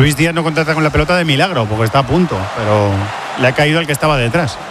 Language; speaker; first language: Spanish; native; Spanish